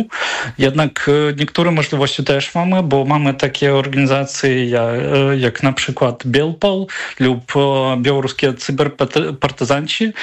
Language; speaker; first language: Polish; non-native, fluent; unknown